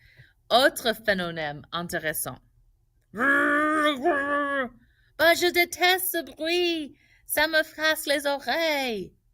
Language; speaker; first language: French; non-native, fluent; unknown